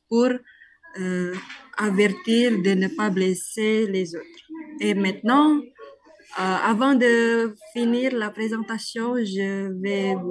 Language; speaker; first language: French; non-native, learner; Indonesian